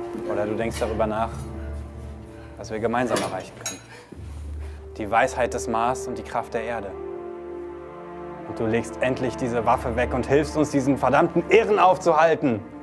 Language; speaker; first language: German; native; German